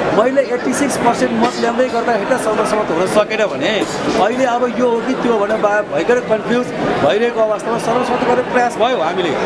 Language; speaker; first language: Nepali; native; Nepali